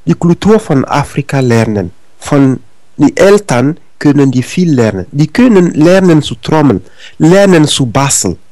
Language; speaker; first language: German; non-native, learner; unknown